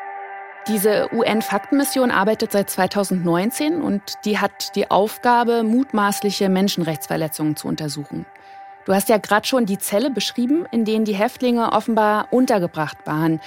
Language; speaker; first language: German; native; German